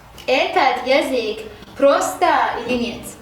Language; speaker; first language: Russian; non-native, learner; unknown